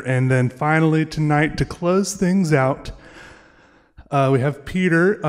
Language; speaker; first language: English; native; English